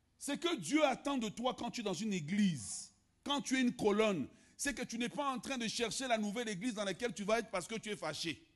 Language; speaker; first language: French; non-native, local second language; Lingala